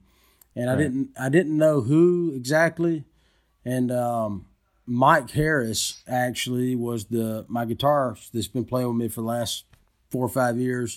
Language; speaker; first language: English; native; English